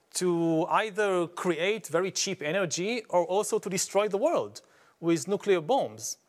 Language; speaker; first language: English; non-native, fluent; Hebrew